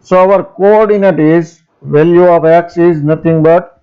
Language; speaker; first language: English; non-native, local second language; Gujarati